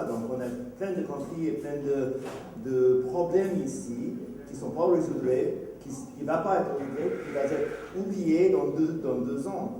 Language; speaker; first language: French; non-native, fluent; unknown